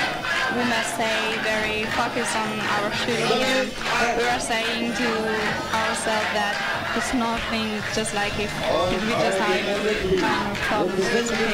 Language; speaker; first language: English; non-native, fluent; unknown